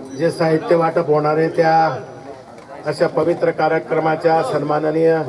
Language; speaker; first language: Marathi; native; Marathi